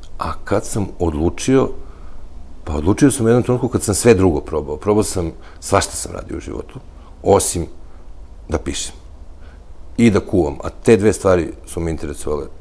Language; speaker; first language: Serbian; native; Serbian